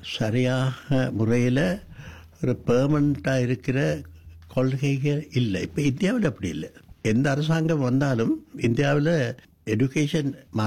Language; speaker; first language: Tamil; non-native, local second language; Sinhala